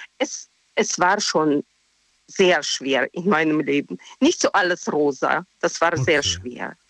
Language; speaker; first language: German; non-native, learner; Russian